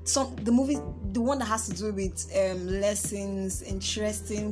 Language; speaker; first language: English; non-native, local second language; Igbo